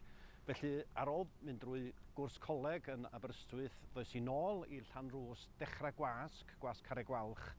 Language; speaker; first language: Welsh; native; Welsh